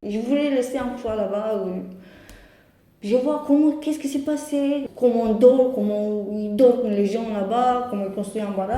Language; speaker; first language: French; non-native, learner; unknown